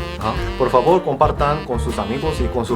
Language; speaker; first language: Spanish; non-native, fluent; Korean